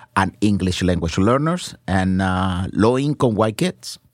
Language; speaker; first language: English; non-native, fluent; Spanish